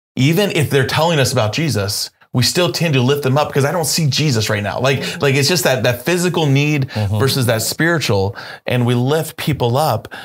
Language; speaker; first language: English; native; English